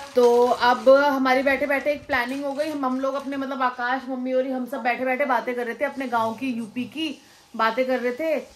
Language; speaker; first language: Hindi; native; Hindi